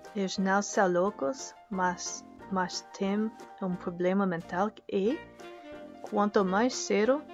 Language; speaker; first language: Portuguese; non-native, learner; English